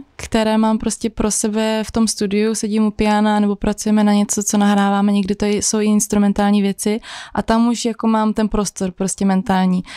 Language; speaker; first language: Czech; native; Czech